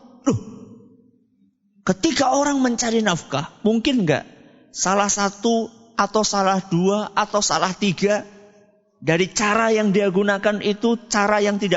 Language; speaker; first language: Indonesian; non-native, local second language; Javanese